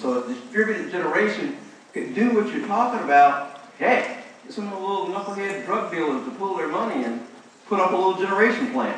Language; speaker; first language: English; native; English